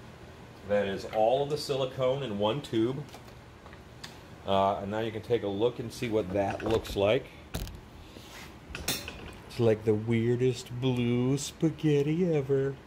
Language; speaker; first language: English; native; English